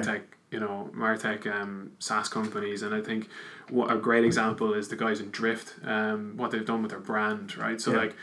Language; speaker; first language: English; native; English